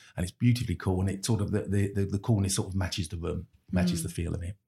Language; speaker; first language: English; native; English